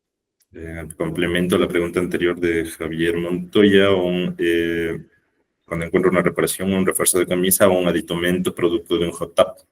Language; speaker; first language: Spanish; native; Spanish